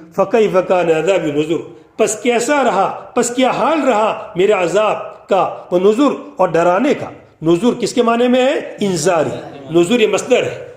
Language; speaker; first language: Urdu; non-native, local second language; Gujarati